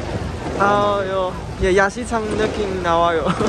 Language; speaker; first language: Korean; non-native, learner; Chinese